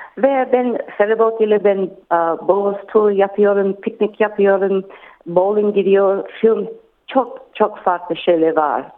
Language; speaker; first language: Turkish; non-native, learner; English